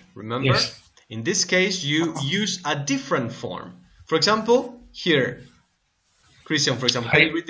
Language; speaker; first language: English; non-native, fluent; Spanish